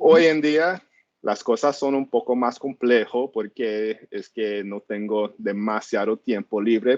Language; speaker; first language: Spanish; non-native, learner; English